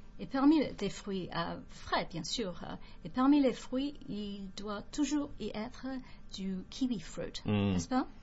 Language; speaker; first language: French; non-native, fluent; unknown